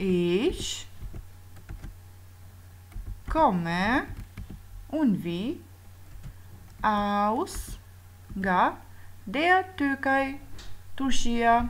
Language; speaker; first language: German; non-native, fluent; Albanian